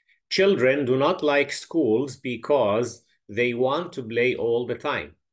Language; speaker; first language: English; non-native, fluent; Arabic